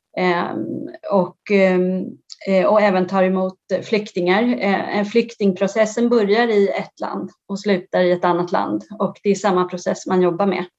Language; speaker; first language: Swedish; early bilingual, other home language; Persian